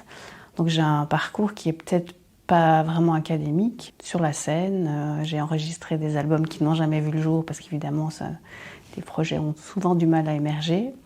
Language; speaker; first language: French; native; French